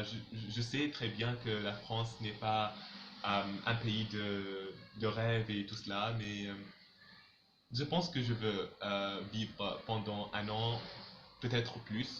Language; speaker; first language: French; non-native, local second language; Arabic